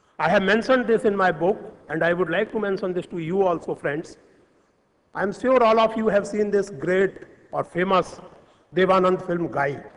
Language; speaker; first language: English; non-native, local second language; Hindi